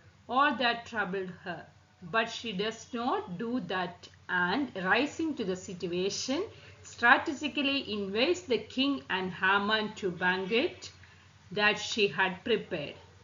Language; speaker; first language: English; non-native, local second language; Malayalam